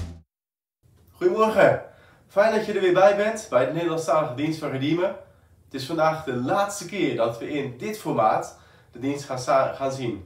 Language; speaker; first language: Dutch; native; Dutch